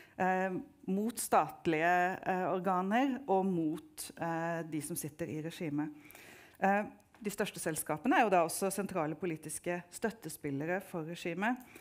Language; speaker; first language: Norwegian; native; Norwegian